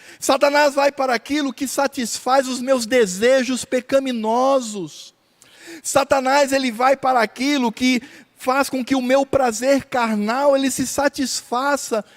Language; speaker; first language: Portuguese; native; Portuguese